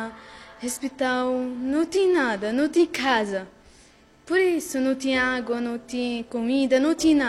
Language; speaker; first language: Portuguese; non-native, learner; Arabic